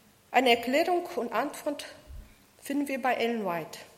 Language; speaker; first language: German; non-native, fluent; Polish